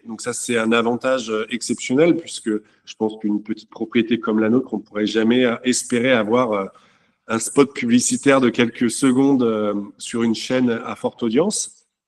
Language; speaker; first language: French; native; French